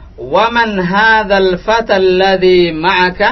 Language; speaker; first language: Arabic; non-native, fluent; Indonesian